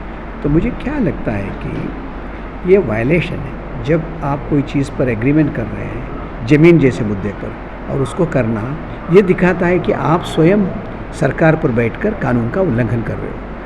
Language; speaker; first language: Hindi; native; Hindi